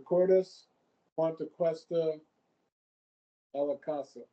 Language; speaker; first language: Spanish; non-native, learner; English